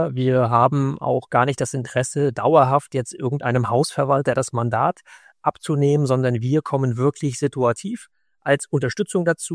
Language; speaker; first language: German; native; German